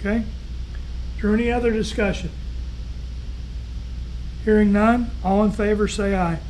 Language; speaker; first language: English; native; English